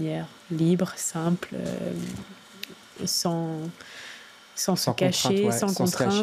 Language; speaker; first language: French; native; French